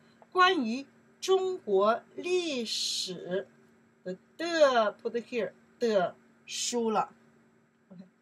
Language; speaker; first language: Chinese; non-native, learner; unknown